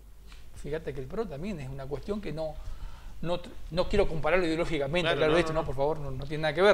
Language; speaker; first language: Spanish; native; Spanish